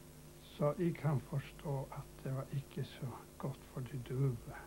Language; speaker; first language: Danish; non-native, local second language; Faroese